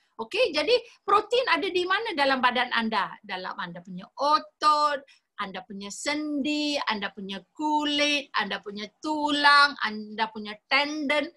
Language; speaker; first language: Malay; non-native, local second language; Tamil